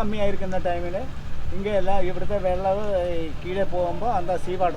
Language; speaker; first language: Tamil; non-native, local second language; Malayalam